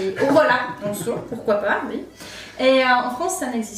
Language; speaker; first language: French; non-native, fluent; Polish